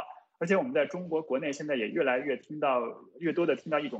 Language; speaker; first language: Chinese; native; Chinese